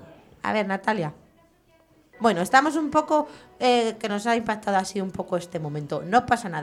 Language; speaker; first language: Spanish; native; Spanish